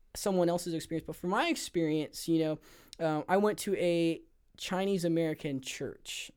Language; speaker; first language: English; native; English